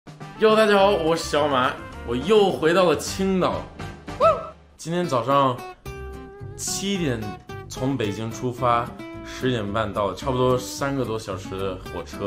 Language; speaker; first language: Chinese; early bilingual, other home language; English